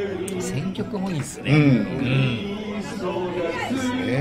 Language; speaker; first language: Japanese; native; Japanese